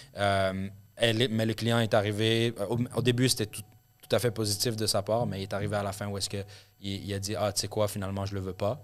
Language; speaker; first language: French; early bilingual, other home language; Arabic